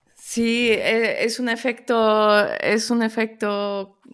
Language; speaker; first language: Spanish; early bilingual, other home language; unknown